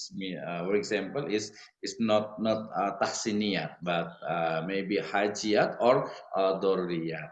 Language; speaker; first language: English; non-native, learner; Indonesian